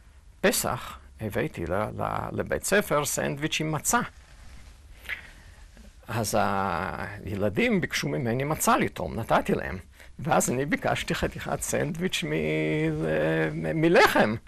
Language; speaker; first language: Hebrew; non-native, fluent; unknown